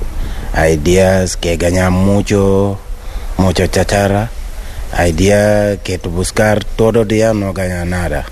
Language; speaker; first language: Spanish; non-native, learner; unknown